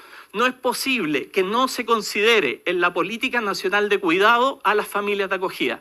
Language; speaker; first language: Spanish; native; Spanish